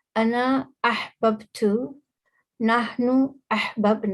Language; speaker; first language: Arabic; non-native, learner; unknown